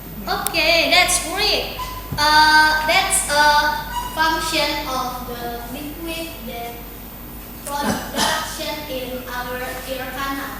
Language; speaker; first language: English; non-native, learner; Indonesian